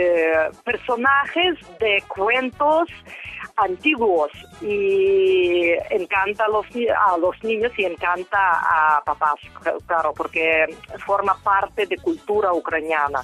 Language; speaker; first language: Spanish; non-native, fluent; Ukrainian